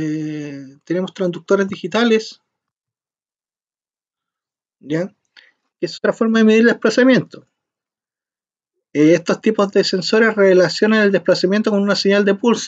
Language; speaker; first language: Spanish; native; Spanish